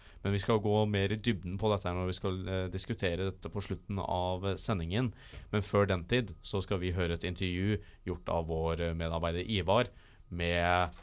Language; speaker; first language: Norwegian; native; Norwegian